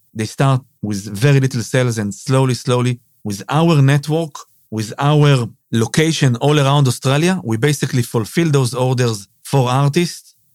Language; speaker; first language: English; non-native, fluent; Hebrew